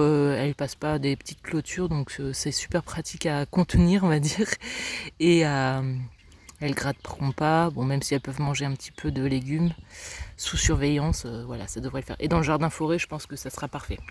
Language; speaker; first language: French; native; French